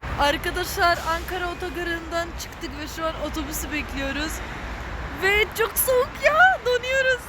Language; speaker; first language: Turkish; early bilingual, other home language; Arabic